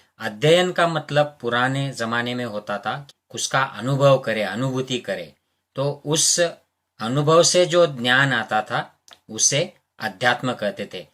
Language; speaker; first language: Hindi; non-native, local second language; Marathi